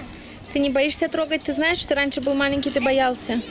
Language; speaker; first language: Russian; native; Russian